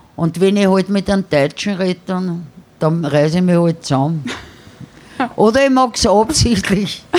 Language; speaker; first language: German; native; German